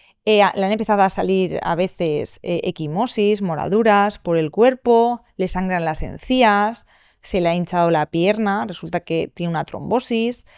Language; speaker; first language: Spanish; native; Spanish